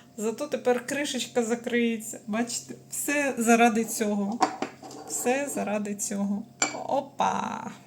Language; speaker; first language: Ukrainian; native; Ukrainian